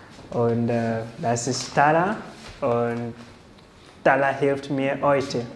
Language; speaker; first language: German; non-native, learner; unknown